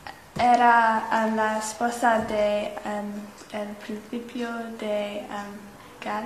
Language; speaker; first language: Spanish; non-native, learner; English